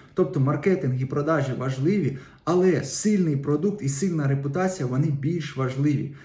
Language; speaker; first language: Ukrainian; native; Ukrainian